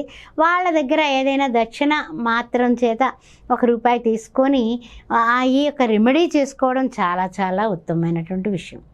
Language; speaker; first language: Telugu; native; Telugu